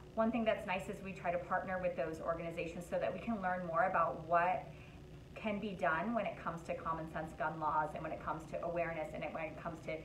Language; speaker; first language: English; native; English